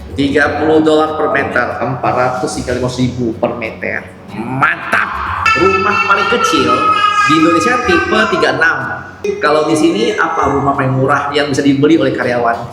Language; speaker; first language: Indonesian; native; Indonesian